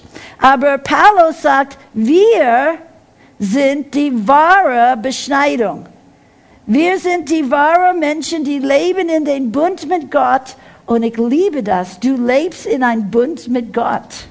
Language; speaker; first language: German; non-native, fluent; English